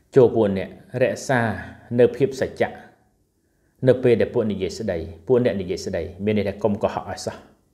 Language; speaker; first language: Khmer; non-native, local second language; Eastern Cham